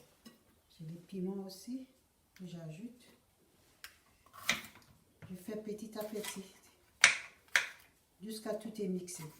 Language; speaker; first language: French; non-native, learner; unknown